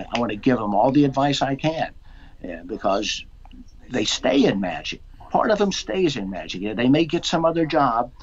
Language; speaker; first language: English; native; English